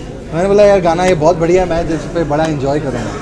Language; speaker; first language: Hindi; native; Hindi